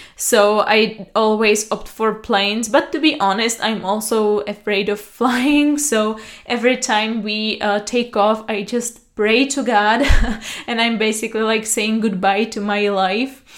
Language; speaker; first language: English; non-native, fluent; Czech